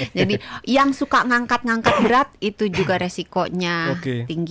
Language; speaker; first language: Indonesian; native; Indonesian